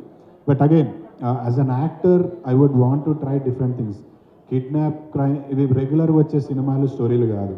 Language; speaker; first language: Telugu; native; Telugu